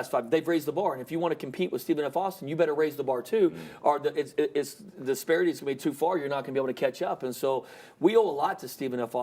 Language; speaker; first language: English; native; English